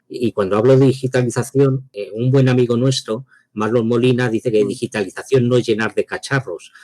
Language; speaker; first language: Spanish; native; Spanish